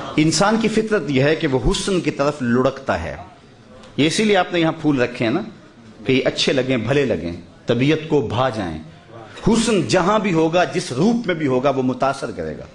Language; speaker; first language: Urdu; non-native, local second language; Punjabi